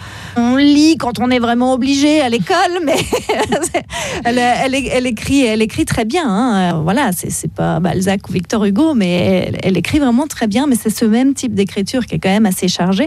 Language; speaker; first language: French; native; French